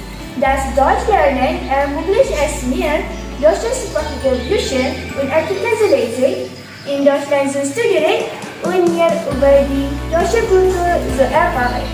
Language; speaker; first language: German; non-native, learner; Malay